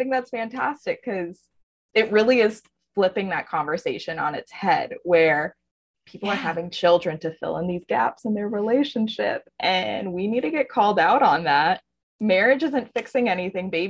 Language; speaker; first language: English; native; English